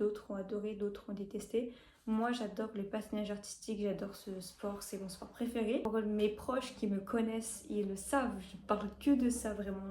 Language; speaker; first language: French; native; French